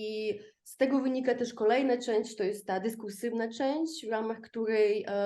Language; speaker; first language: Polish; non-native, fluent; Ukrainian